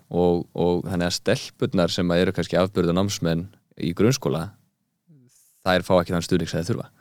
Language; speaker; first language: Icelandic; early bilingual, heritage; Icelandic